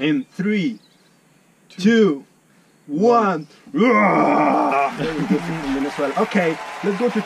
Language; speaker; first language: English; non-native, learner; Spanish